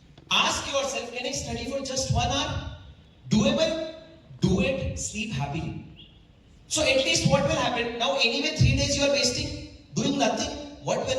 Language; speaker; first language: English; non-native, local second language; Hindi